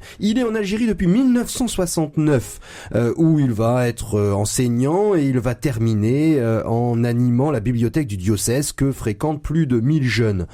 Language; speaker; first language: French; native; French